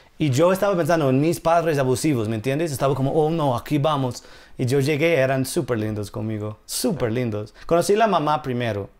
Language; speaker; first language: Spanish; non-native, fluent; English